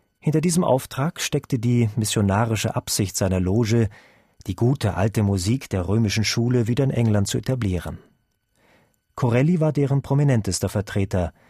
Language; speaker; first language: German; native; German